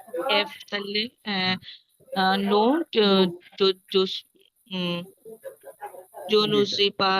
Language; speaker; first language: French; non-native, learner; Bangla